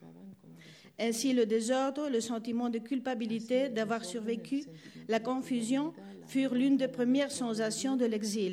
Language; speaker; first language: French; non-native, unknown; Spanish